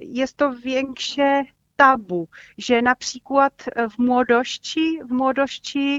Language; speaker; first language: Polish; non-native, fluent; Czech